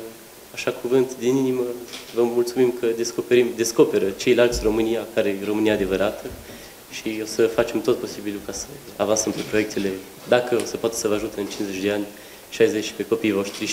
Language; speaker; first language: Romanian; non-native, local second language; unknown